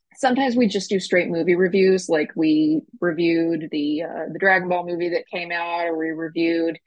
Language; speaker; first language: English; native; English